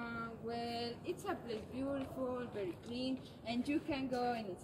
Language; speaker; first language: English; non-native, learner; Spanish